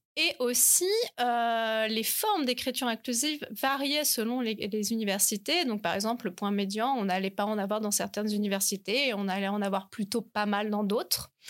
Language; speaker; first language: French; native; French